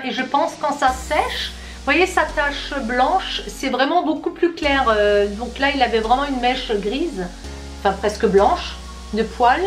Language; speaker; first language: French; native; French